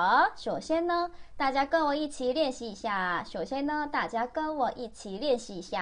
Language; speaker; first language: Chinese; non-native, fluent; Korean